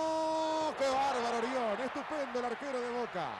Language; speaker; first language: Spanish; native; Spanish